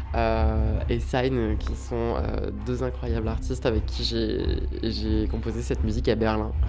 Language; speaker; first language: French; native; French